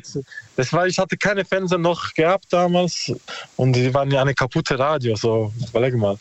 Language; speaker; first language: German; non-native, learner; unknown